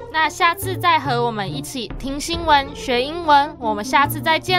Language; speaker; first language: Chinese; native; Chinese